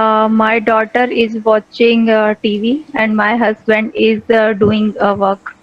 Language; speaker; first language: English; non-native, learner; Hindi